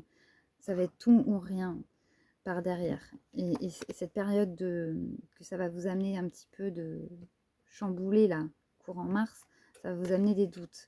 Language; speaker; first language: French; native; French